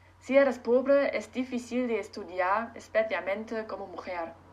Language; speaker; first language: Spanish; non-native, learner; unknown